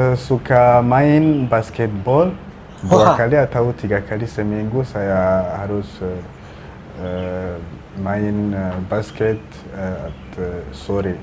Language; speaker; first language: Indonesian; non-native, learner; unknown